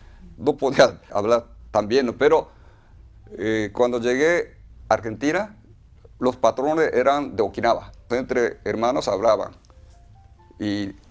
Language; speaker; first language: Spanish; non-native, fluent; Japanese